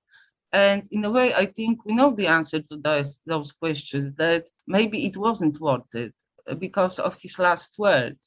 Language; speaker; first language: English; non-native, fluent; Polish